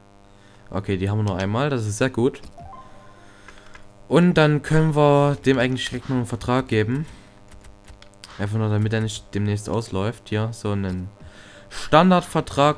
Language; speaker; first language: German; native; German